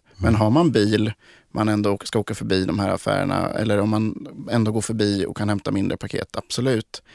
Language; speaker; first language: Swedish; native; Swedish